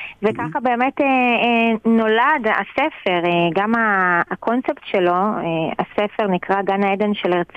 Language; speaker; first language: Hebrew; native; Hebrew